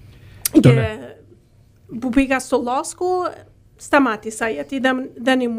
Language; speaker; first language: Greek; early bilingual, heritage; Greek